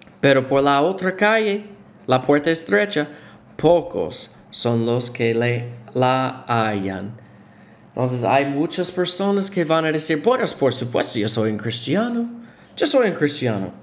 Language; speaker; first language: Spanish; non-native, fluent; English